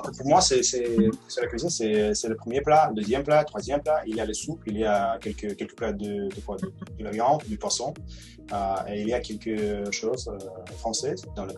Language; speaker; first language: French; non-native, learner; Russian